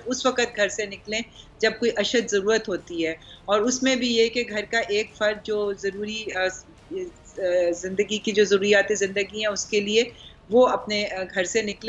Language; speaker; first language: Urdu; native; Urdu